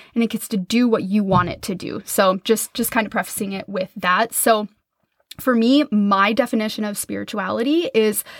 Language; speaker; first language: English; native; English